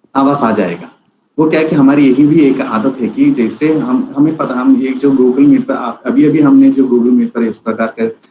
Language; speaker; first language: Hindi; non-native, local second language; Malayalam